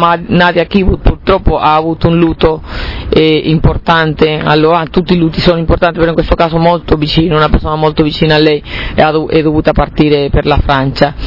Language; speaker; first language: Italian; non-native, fluent; Spanish